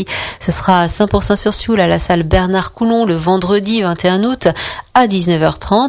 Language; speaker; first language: French; native; French